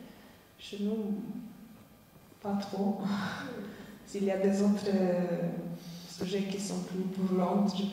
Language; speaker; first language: French; non-native, fluent; Slovenian